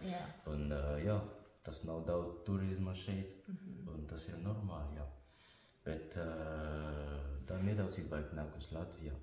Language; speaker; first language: Latvian; non-native, learner; French